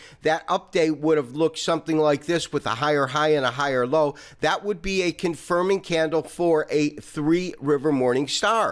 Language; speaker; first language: English; native; English